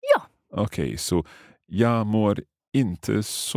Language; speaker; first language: Swedish; non-native, learner; English